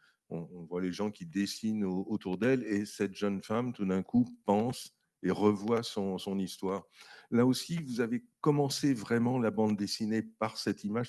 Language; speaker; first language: French; native; French